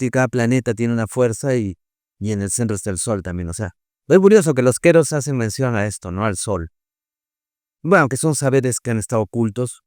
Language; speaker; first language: Spanish; native; Spanish